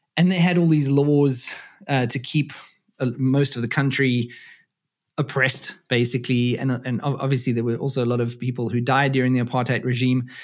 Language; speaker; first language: English; native; English